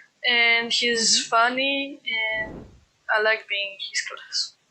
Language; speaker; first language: English; non-native, fluent; Greek